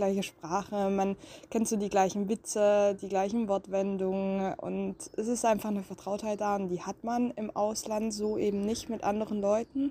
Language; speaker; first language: German; native; German